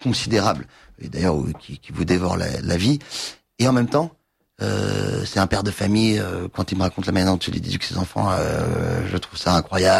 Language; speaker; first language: French; native; French